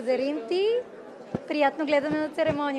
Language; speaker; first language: Bulgarian; native; Bulgarian